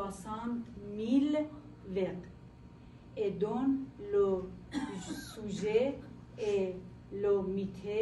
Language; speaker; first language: French; non-native, learner; Persian